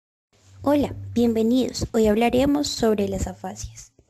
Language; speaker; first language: Spanish; native; Spanish